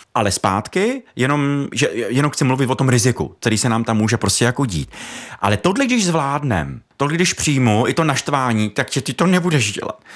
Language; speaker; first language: Czech; native; Czech